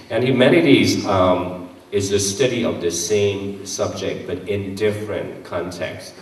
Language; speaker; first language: English; non-native, fluent; Thai